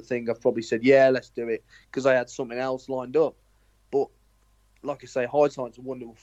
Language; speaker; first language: English; native; English